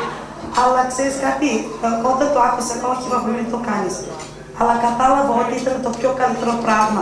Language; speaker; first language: Greek; early bilingual, heritage; Greek